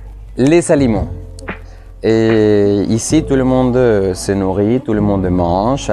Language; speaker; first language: French; non-native, fluent; Spanish